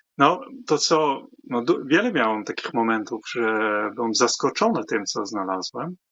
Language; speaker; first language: Polish; non-native, fluent; Dutch